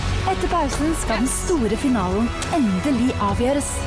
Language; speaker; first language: Norwegian; native; Norwegian